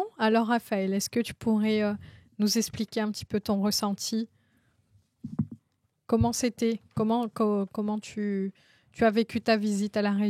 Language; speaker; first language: French; native; French